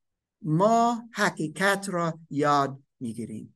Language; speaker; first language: Persian; non-native, fluent; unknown